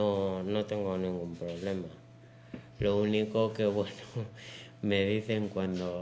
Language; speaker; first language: Spanish; native; Spanish